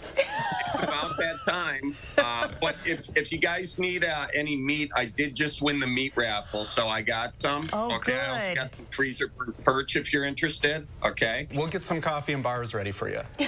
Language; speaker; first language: English; native; English